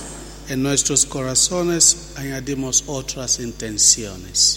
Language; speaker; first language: Spanish; non-native, fluent; Italian